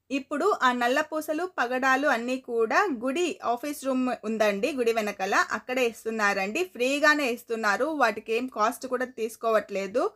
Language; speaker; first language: Telugu; non-native, local second language; Kannada